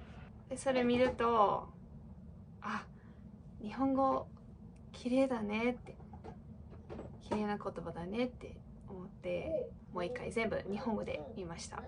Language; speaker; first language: Japanese; non-native, fluent; English